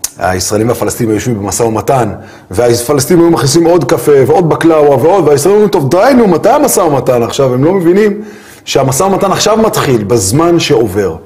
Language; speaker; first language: Hebrew; native; Hebrew